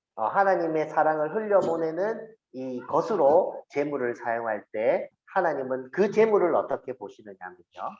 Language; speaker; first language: Korean; native; Korean